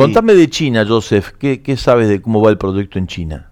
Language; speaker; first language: Spanish; native; Spanish